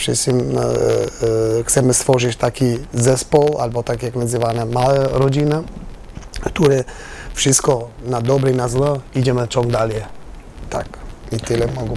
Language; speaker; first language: Polish; non-native, learner; Albanian